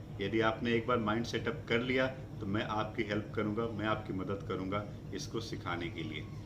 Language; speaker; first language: Hindi; native; Hindi